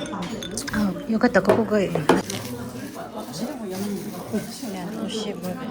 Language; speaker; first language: Japanese; non-native, learner; Filipino